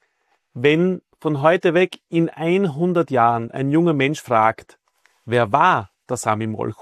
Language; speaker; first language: German; native; German